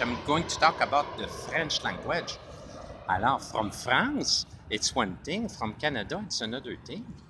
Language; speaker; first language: English; non-native, fluent; French